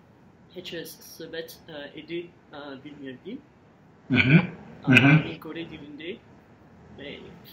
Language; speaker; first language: Azerbaijani; non-native, learner; French